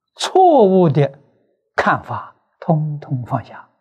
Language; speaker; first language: Chinese; native; Chinese